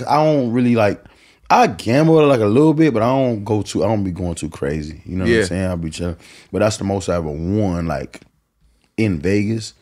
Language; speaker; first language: English; native; English